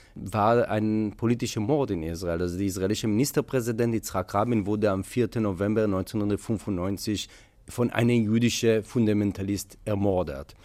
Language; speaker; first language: German; non-native, fluent; Hebrew